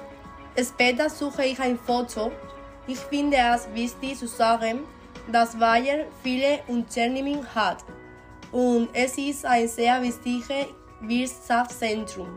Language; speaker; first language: German; non-native, learner; Spanish